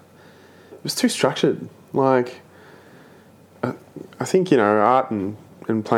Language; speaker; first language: English; native; English